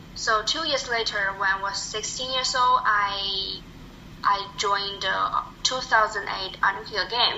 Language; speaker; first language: English; non-native, learner; Chinese